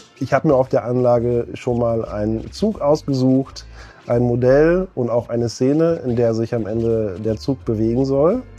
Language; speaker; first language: German; native; German